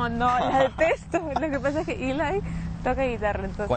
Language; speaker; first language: Spanish; native; Spanish